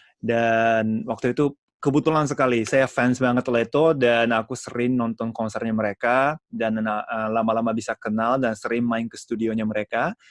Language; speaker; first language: Indonesian; non-native, fluent; Japanese